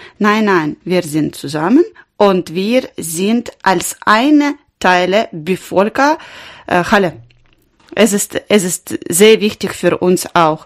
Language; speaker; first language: German; non-native, learner; Ukrainian